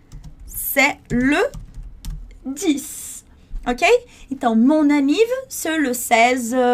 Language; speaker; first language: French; non-native, fluent; Portuguese